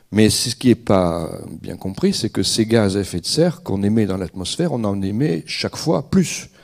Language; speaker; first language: French; native; French